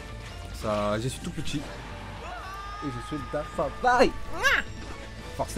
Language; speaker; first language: French; native; French